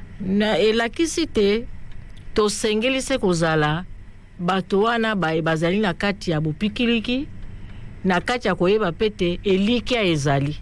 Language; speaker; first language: Lingala; native; Lingala